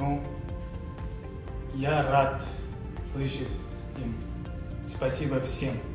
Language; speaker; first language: Russian; non-native, learner; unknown